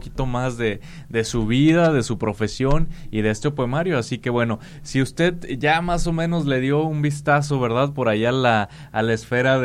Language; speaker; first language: Spanish; native; Spanish